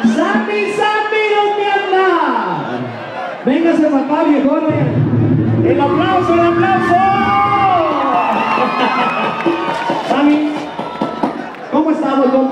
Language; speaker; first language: Spanish; native; Spanish